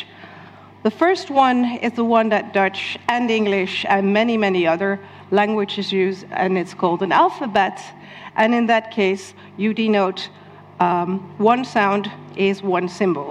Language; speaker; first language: English; non-native, fluent; Dutch